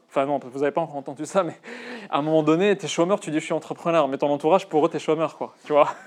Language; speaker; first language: French; non-native, local second language; Arabic